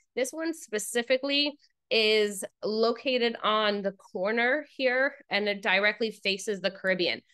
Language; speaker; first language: English; native; English